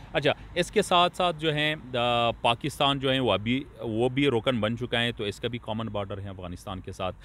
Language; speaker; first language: Urdu; non-native, local second language; Pashto